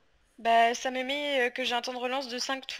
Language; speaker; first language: French; native; French